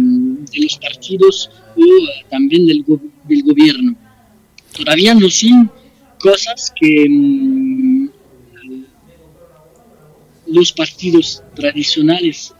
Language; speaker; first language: Spanish; non-native, fluent; French